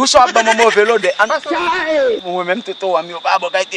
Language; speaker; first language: Haitian Creole; native; Haitian Creole